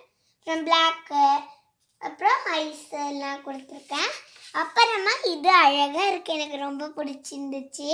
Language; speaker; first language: Tamil; early bilingual, heritage; Tamil